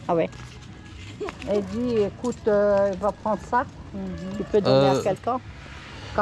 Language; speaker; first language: French; non-native, learner; Portuguese